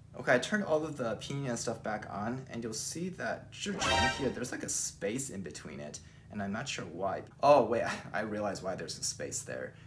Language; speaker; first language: English; early bilingual, other home language; Chinese